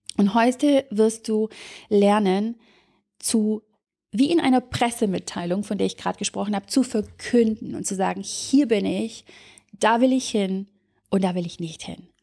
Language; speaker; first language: German; early bilingual, other home language; Serbian